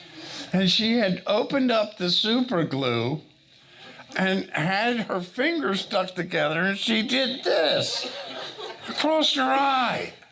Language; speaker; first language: English; native; English